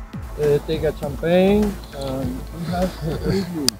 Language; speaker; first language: English; non-native, learner; Spanish